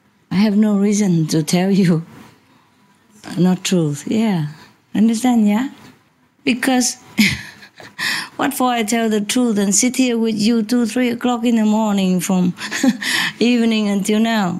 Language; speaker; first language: English; non-native, fluent; Vietnamese